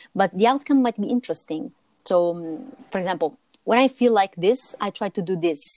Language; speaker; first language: English; non-native, fluent; Italian